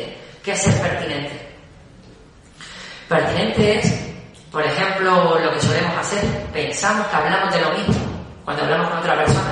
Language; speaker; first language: Spanish; native; Spanish